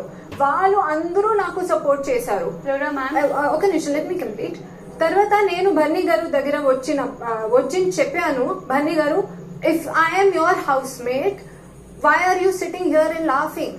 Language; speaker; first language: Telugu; non-native, learner; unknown